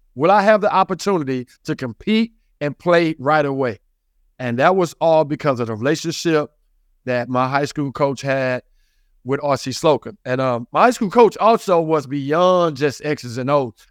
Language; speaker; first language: English; native; English